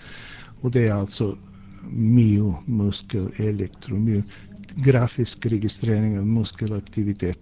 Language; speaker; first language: Swedish; non-native, fluent; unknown